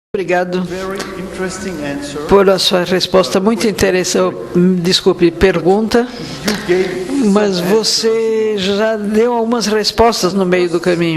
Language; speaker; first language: Portuguese; non-native, fluent; French